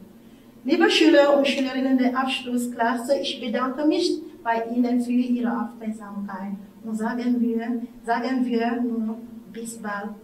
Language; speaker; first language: German; non-native, fluent; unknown